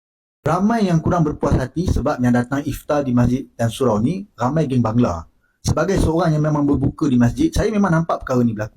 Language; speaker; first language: Malay; native; Malay